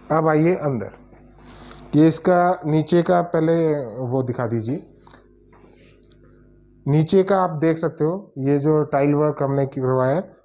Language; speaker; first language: Hindi; native; Hindi